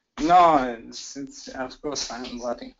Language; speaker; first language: English; non-native, learner; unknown